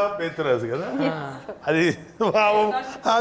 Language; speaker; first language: Telugu; native; Telugu